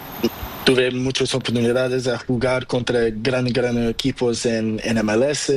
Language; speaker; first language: Spanish; non-native, learner; Portuguese